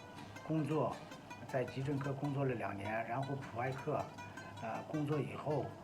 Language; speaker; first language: Chinese; non-native, local second language; Uyghur